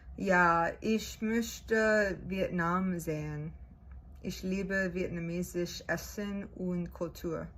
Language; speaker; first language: German; non-native, learner; English